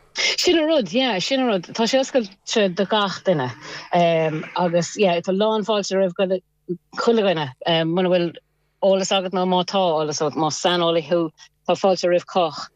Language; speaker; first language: Irish; non-native, local second language; English